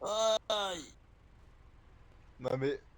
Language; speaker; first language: French; native; French